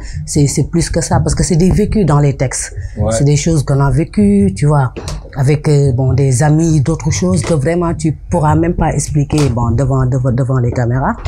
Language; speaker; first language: French; non-native, local second language; Wolof